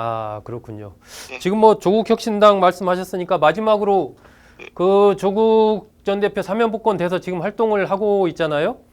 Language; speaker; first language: Korean; native; Korean